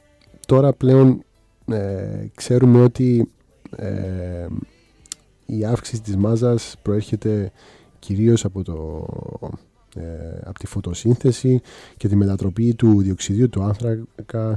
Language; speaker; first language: Greek; native; Greek